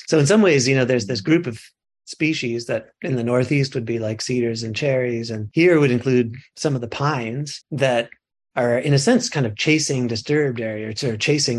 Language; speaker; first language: English; native; English